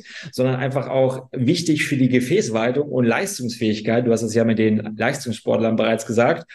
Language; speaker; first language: German; native; German